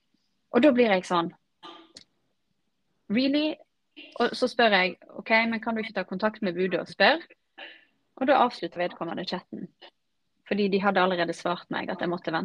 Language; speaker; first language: Norwegian; native; Norwegian